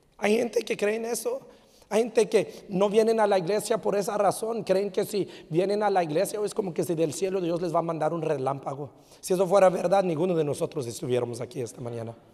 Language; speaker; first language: Spanish; early bilingual, heritage; Spanish